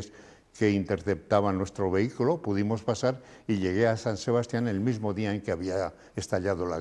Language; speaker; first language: Spanish; native; Spanish